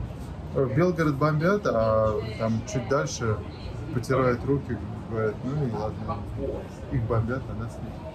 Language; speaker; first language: Russian; native; Russian